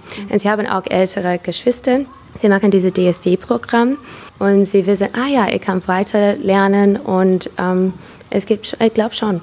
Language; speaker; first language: German; non-native, fluent; English